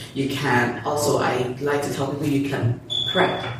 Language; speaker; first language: English; non-native, local second language; Yoruba